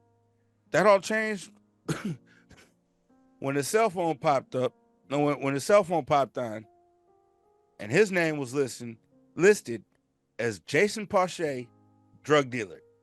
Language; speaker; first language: English; native; English